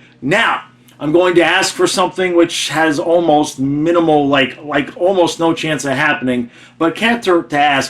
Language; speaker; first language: English; native; English